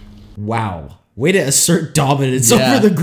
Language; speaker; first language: English; native; English